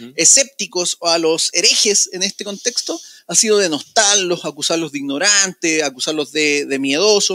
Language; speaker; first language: Spanish; native; Spanish